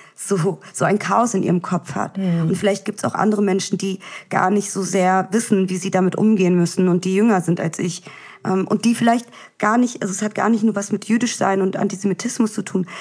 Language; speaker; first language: German; early bilingual, other home language; Russian